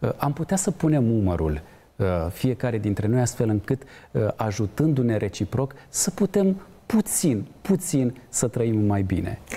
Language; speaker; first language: Romanian; native; Romanian